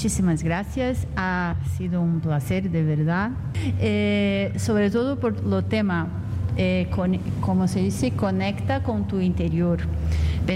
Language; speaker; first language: Spanish; non-native, learner; Portuguese